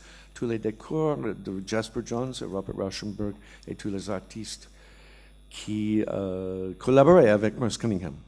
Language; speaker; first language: French; non-native, learner; English